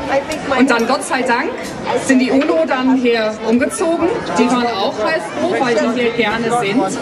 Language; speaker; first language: German; non-native, fluent; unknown